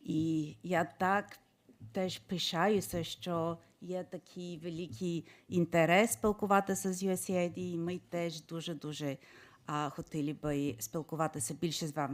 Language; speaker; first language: Ukrainian; non-native, fluent; English